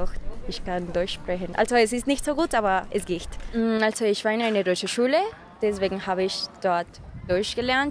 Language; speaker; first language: German; non-native, learner; Spanish